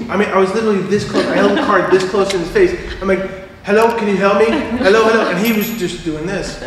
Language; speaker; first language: English; native; English